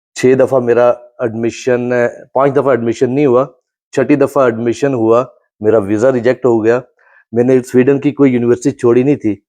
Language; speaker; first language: Urdu; non-native, local second language; Pahari-Potwari